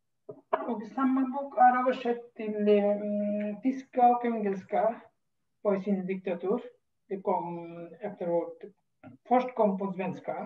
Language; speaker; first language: Swedish; non-native, fluent; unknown